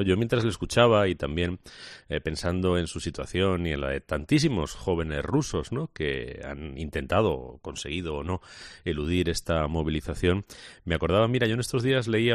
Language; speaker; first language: Spanish; native; Spanish